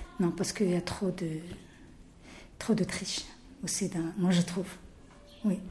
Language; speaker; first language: French; non-native, local second language; Arabic